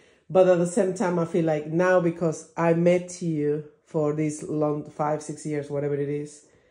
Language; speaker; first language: English; non-native, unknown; Spanish